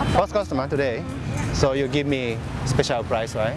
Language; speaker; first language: English; non-native, learner; Thai